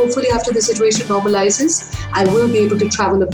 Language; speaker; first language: English; non-native, local second language; Bangla